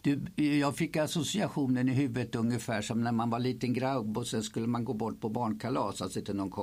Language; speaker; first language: Swedish; native; Swedish